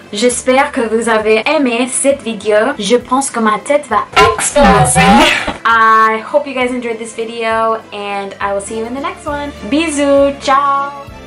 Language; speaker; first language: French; non-native, learner; English